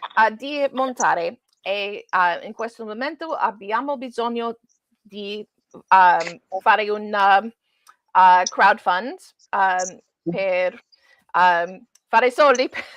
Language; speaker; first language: Italian; non-native, learner; English